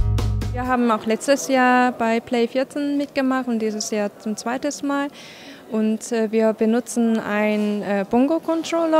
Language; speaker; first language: German; non-native, fluent; Korean